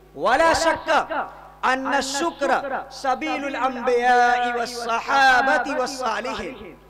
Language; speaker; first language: Arabic; non-native, learner; Urdu